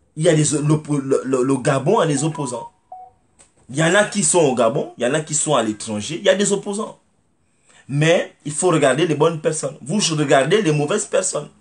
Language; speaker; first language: French; native; French